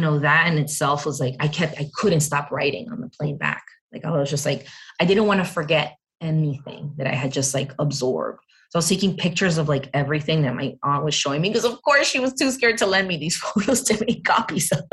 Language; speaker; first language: English; native; English